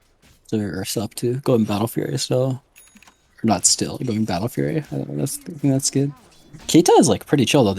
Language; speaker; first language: English; native; English